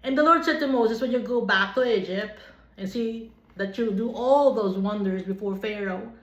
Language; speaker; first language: English; non-native, local second language; Filipino